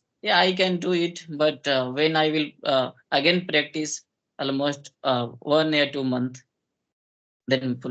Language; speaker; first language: English; non-native, local second language; Hindi